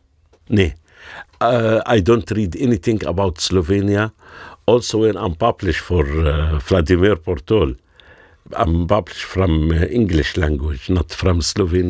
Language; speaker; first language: English; non-native, learner; Arabic